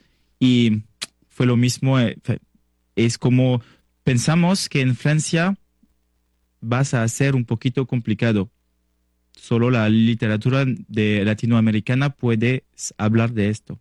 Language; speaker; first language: Spanish; non-native, learner; French